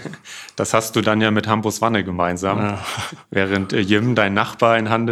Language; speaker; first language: German; native; German